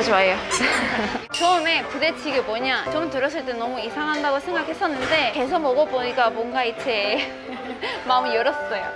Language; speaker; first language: Korean; non-native, fluent; Spanish